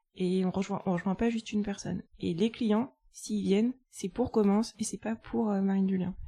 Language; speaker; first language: French; native; French